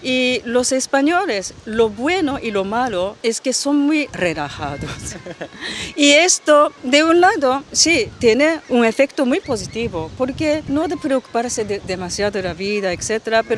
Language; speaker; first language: Spanish; non-native, fluent; Japanese